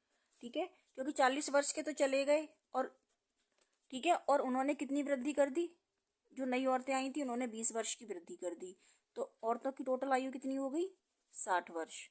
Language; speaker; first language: Hindi; native; Hindi